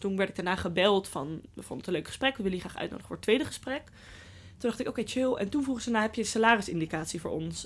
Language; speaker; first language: Dutch; native; Dutch